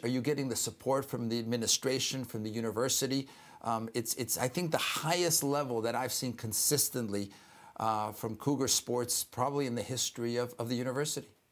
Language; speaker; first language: English; early bilingual, other home language; Spanish